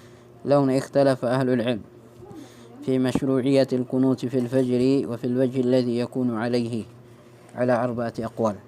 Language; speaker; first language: Arabic; non-native, fluent; Tausug